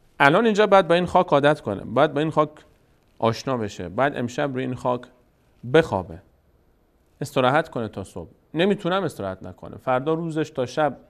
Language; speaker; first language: Persian; native; Persian